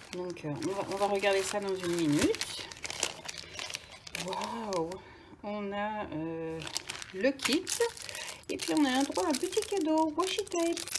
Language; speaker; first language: French; native; French